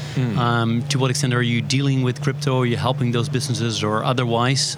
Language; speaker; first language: English; non-native, fluent; Dutch